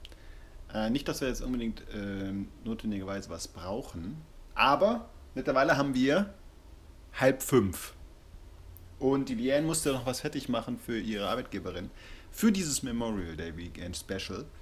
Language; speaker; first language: German; native; German